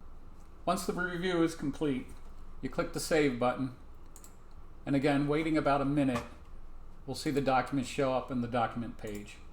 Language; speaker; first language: English; native; English